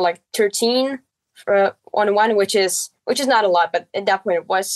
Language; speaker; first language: English; non-native, fluent; Czech